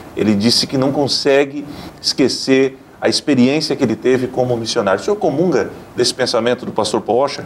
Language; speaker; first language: Portuguese; native; Portuguese